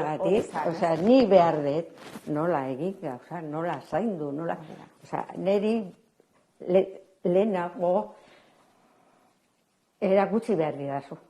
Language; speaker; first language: Basque; non-native, local second language; Spanish